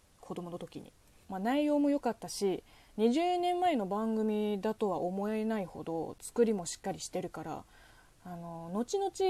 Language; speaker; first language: Japanese; non-native, fluent; Chinese